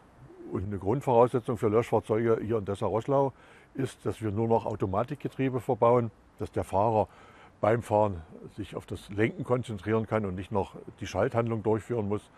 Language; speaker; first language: German; native; German